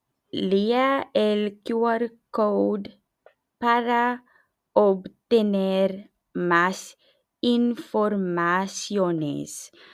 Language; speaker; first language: Spanish; non-native, learner; English